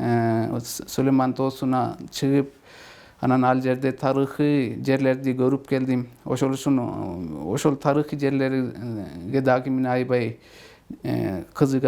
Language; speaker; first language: Kyrgyz; non-native, fluent; Urdu